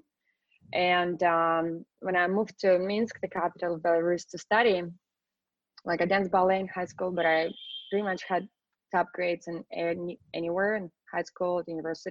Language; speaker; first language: English; non-native, fluent; Russian